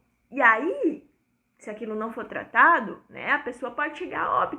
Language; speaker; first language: Portuguese; native; Portuguese